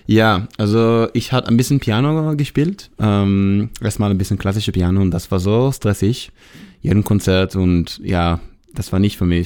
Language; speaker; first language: German; non-native, fluent; Hebrew